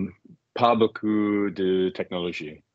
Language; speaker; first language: French; non-native, learner; English